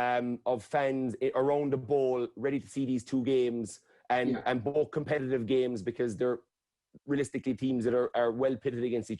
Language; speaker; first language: English; native; English